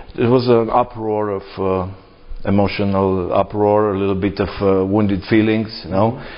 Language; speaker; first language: English; non-native, fluent; Romanian